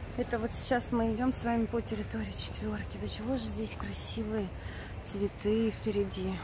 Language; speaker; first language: Russian; native; Russian